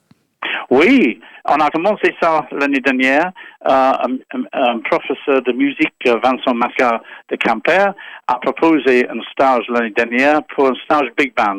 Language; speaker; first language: French; non-native, fluent; English